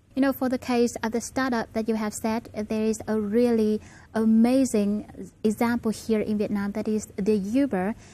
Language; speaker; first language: English; non-native, fluent; Vietnamese